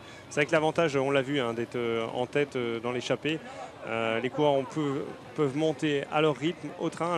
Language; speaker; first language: French; native; French